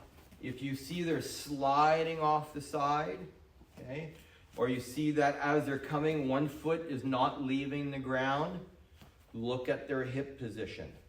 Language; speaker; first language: English; native; English